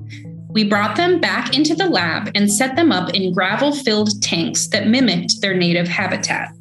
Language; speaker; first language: English; native; English